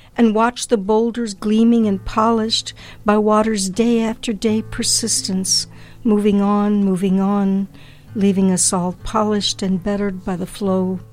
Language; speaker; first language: English; early bilingual, other home language; Spanish